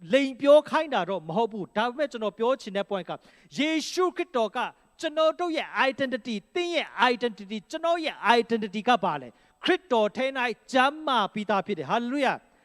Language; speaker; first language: Burmese; non-native, local second language; Kachin